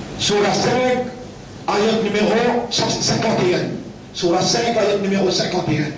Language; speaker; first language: French; non-native, local second language; Morisyen